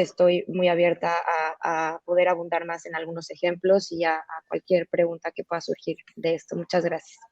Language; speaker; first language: Spanish; native; Spanish